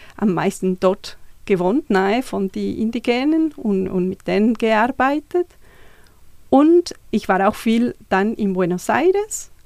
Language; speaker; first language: German; non-native, fluent; Spanish